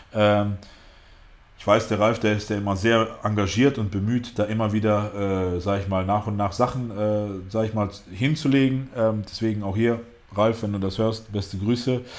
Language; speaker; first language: German; early bilingual, other home language; Russian